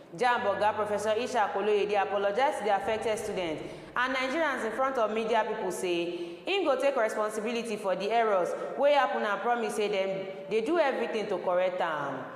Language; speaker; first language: Nigerian Pidgin; non-native, local second language; Yoruba